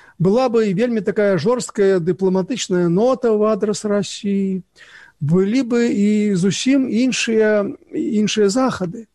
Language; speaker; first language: Belarusian; non-native, local second language; Russian